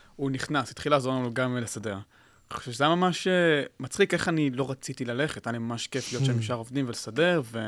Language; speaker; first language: Hebrew; native; Hebrew